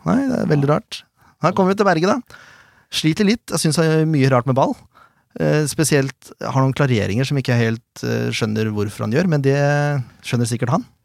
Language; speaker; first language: Norwegian; native; Norwegian